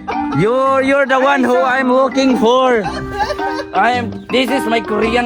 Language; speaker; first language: English; non-native, local second language; Filipino